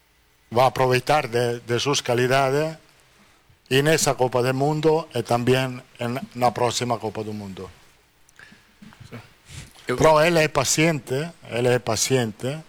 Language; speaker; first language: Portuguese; non-native, fluent; Italian